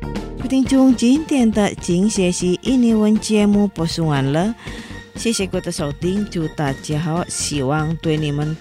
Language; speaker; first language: Chinese; non-native, learner; Indonesian